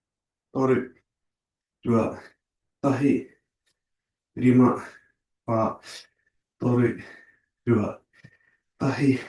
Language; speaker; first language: Māori; non-native, local second language; English